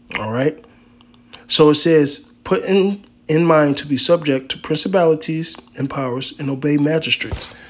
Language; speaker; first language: English; native; English